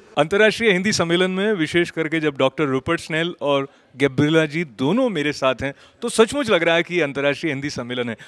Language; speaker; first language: Hindi; native; Hindi